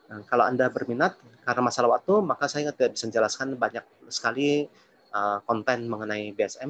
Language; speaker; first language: Indonesian; early bilingual, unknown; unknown